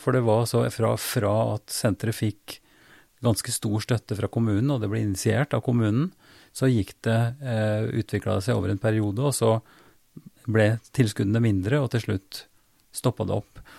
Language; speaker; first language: Norwegian; native; Norwegian